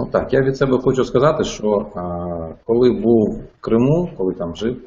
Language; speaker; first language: Ukrainian; non-native, local second language; Russian